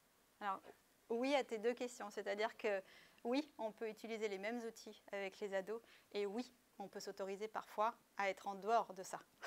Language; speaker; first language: French; native; French